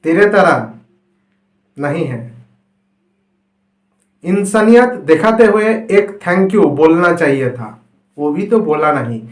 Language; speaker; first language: Hindi; non-native, local second language; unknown